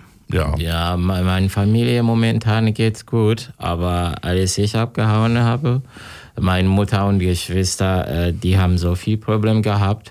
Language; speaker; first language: German; non-native, learner; Kinyarwanda